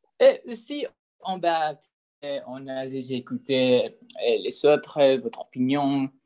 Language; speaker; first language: French; non-native, learner; Spanish